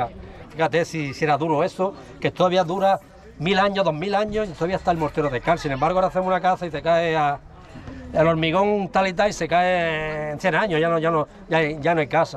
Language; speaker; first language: Spanish; native; Spanish